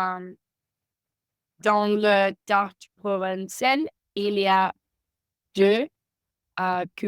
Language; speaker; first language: French; non-native, learner; Spanish